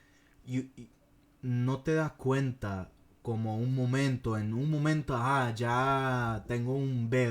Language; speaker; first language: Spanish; non-native, fluent; English